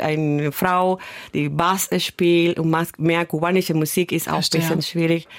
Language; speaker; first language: German; non-native, learner; Spanish